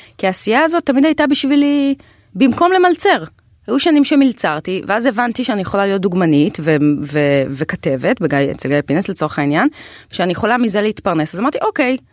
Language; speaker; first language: Hebrew; native; Hebrew